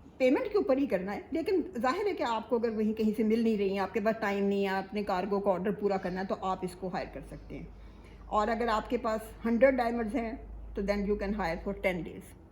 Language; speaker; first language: Urdu; native; Urdu